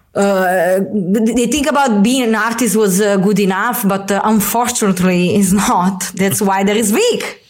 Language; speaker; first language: English; non-native, fluent; Italian